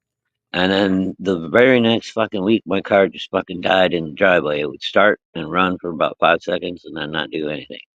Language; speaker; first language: English; native; English